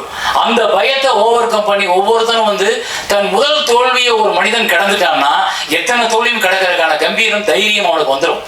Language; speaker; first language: Tamil; native; Tamil